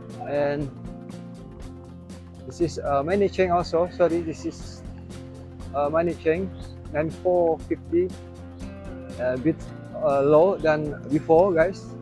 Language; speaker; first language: English; non-native, learner; Indonesian